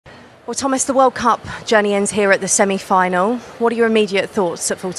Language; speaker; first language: English; native; English